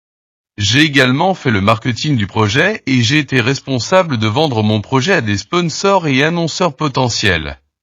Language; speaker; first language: French; non-native, learner; Portuguese